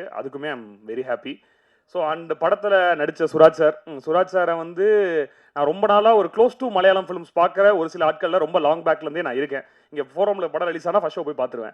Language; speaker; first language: Tamil; native; Tamil